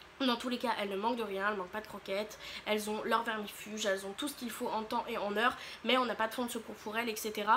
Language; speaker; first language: French; native; French